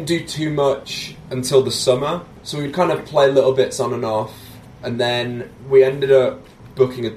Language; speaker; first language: English; native; English